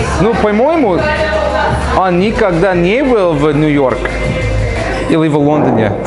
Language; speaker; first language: Russian; non-native, learner; English